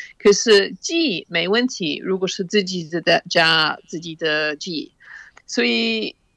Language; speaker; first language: Chinese; non-native, fluent; English